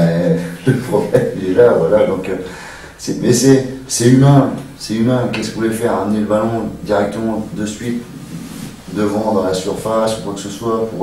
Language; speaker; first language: French; native; French